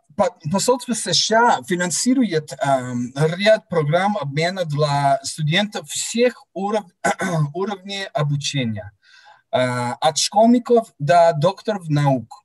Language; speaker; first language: Russian; non-native, fluent; English